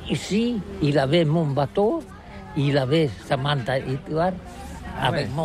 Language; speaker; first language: French; non-native, learner; Catalan